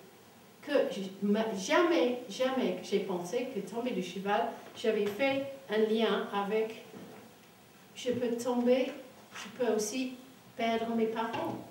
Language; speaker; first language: French; non-native, fluent; English